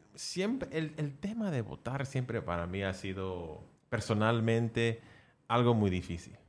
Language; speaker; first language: Spanish; early bilingual, heritage; Spanish